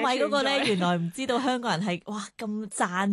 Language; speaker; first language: Cantonese; native; Cantonese